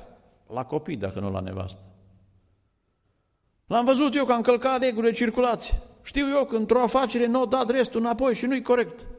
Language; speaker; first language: Romanian; native; Romanian